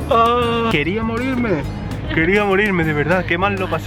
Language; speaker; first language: Spanish; native; Spanish